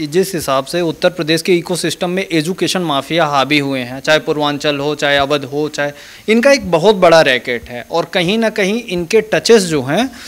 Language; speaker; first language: Hindi; native; Hindi